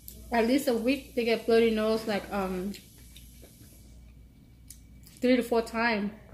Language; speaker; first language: English; non-native, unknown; Vietnamese